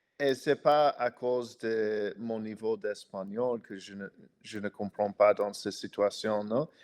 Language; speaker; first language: French; non-native, fluent; English